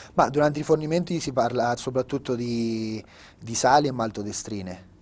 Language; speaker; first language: Italian; native; Italian